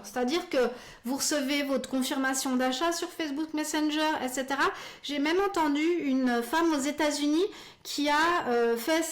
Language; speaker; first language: French; native; French